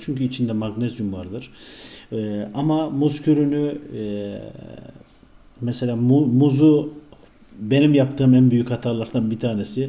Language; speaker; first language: Turkish; native; Turkish